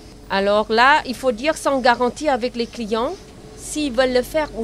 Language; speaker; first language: French; non-native, learner; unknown